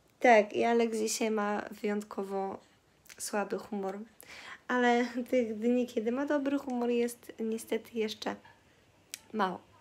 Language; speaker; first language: Polish; native; Polish